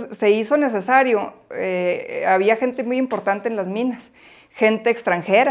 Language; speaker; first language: Spanish; native; Spanish